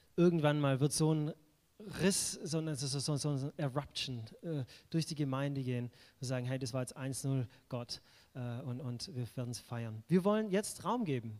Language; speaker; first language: German; native; German